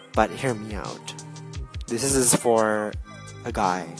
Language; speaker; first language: English; non-native, learner; Indonesian